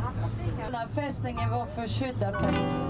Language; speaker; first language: Swedish; non-native, fluent; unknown